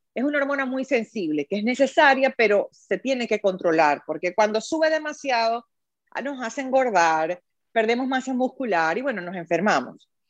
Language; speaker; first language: Spanish; native; Spanish